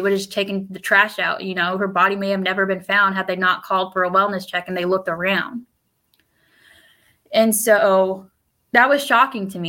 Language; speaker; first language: English; early bilingual, other home language; Spanish